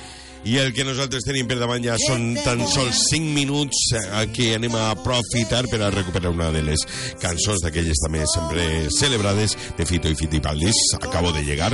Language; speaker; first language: Catalan; native; Catalan